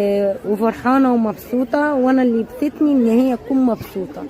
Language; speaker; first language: Arabic; native; Arabic